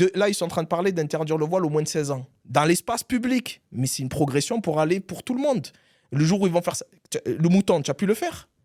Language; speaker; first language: French; early bilingual, other home language; Arabic